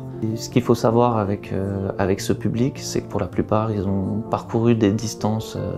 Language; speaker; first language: French; native; French